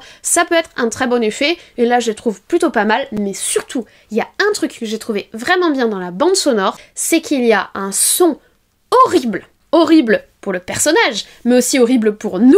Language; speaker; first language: French; native; French